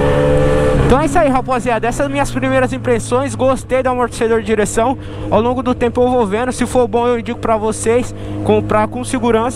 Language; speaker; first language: Portuguese; native; Portuguese